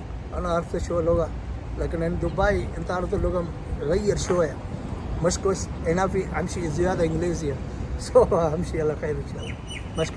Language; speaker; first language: Arabic; non-native, learner; Urdu